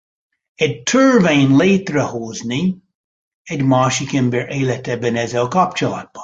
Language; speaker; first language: Hungarian; non-native, fluent; English